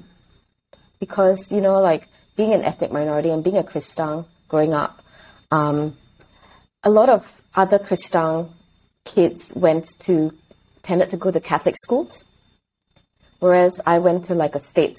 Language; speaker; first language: English; native; English